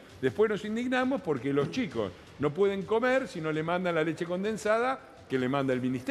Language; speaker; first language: Spanish; native; Spanish